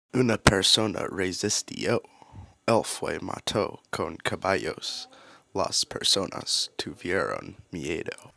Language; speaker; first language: Spanish; non-native, learner; English